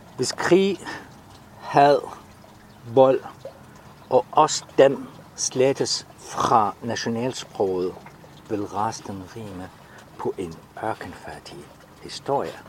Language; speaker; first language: Danish; non-native, fluent; Arabic